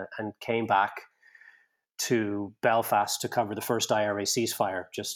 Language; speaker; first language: English; native; English